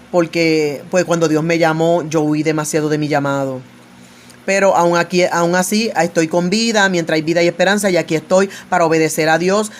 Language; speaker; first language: Spanish; native; Spanish